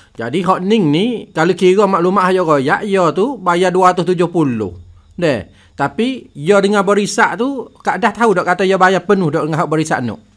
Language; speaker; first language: Malay; native; Malay